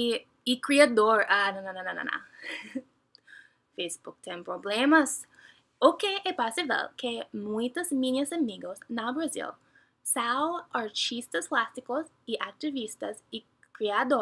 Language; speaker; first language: Portuguese; non-native, learner; English